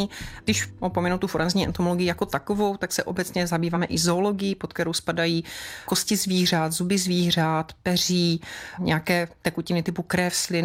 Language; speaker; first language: Czech; native; Czech